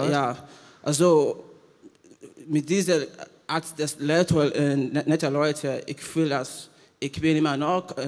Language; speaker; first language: German; non-native, learner; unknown